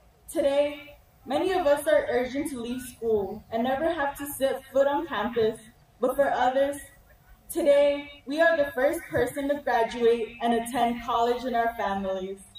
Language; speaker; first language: English; early bilingual, other home language; Spanish